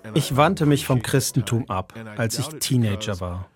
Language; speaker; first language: German; non-native, fluent; English